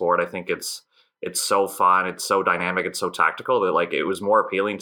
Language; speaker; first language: English; native; English